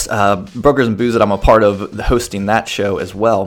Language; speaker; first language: English; native; English